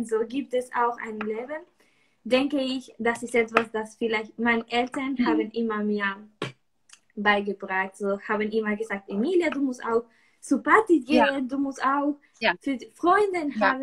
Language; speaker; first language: German; non-native, learner; Spanish